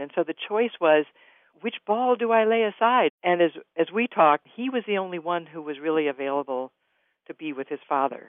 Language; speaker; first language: English; native; English